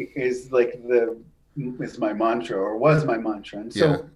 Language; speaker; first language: English; native; English